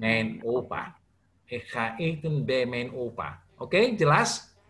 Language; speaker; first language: Dutch; non-native, fluent; Indonesian